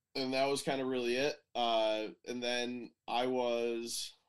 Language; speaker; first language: English; native; English